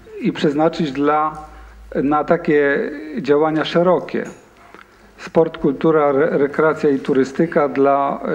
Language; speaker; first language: Polish; native; Polish